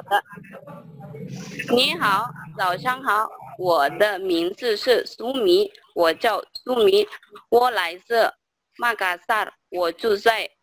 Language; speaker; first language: Chinese; non-native, learner; Indonesian